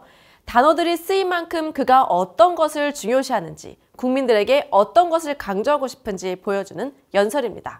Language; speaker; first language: Korean; native; Korean